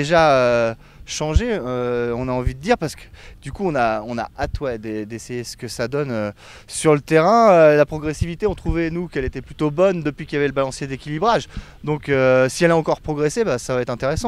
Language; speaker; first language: French; native; French